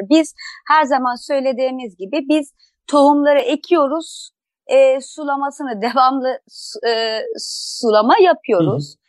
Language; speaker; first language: Turkish; non-native, fluent; Persian